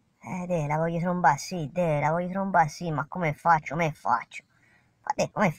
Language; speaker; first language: Italian; native; Italian